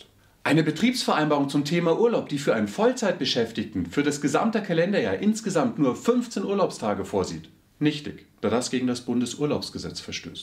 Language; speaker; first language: German; native; German